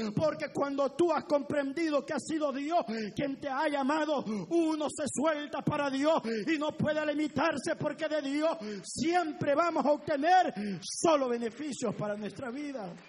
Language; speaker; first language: Spanish; native; Spanish